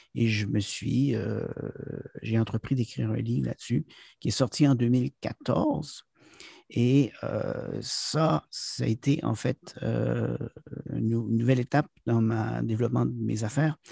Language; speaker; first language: French; native; French